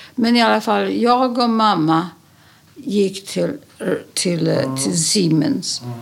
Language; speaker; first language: Swedish; early bilingual, other home language; Polish